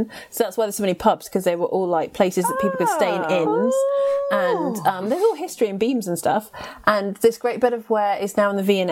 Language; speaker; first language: English; native; English